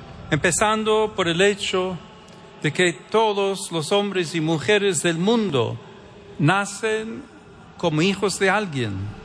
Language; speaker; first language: Spanish; non-native, fluent; English